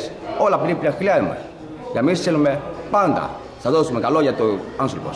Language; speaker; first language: Greek; non-native, learner; Chinese